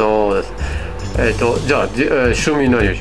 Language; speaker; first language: Japanese; non-native, fluent; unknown